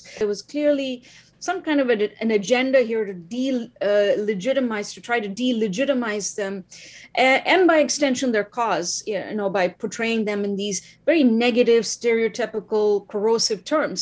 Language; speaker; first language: English; non-native, local second language; Tamil